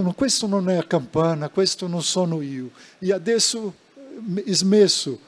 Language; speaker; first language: Italian; non-native, learner; Portuguese